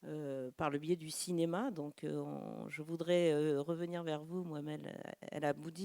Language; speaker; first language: French; native; French